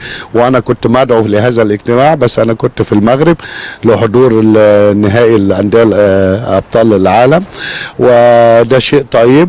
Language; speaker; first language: Arabic; native; Arabic